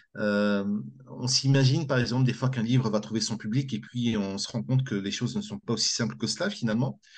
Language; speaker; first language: French; native; French